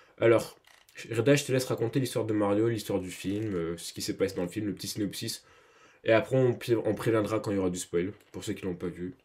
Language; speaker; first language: French; native; French